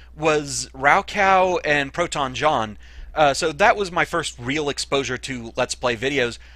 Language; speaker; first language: English; native; English